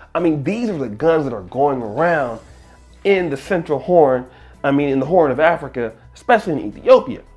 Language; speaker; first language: English; native; English